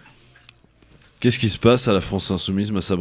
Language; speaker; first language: French; native; French